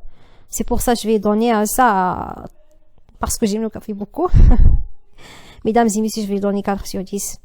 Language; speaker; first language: French; non-native, learner; Arabic